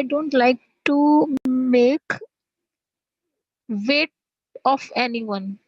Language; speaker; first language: English; non-native, learner; Hindi